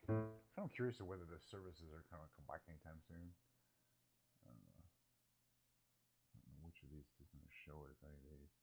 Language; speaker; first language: English; native; English